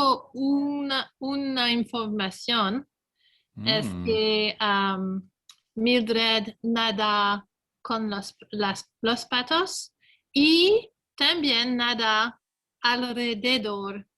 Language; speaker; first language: Spanish; non-native, learner; English